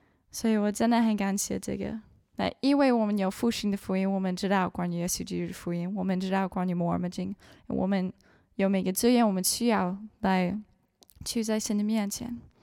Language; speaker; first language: Chinese; non-native, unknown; English